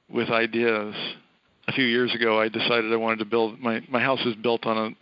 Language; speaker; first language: English; native; English